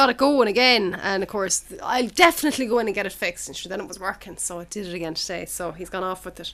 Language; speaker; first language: English; native; English